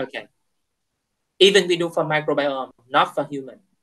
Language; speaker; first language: English; non-native, fluent; Vietnamese